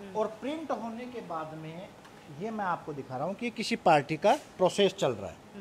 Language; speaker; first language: Hindi; native; Hindi